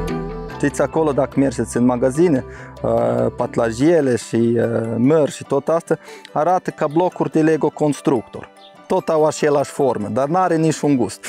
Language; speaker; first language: Romanian; non-native, fluent; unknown